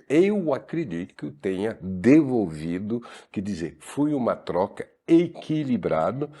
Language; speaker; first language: Portuguese; non-native, fluent; French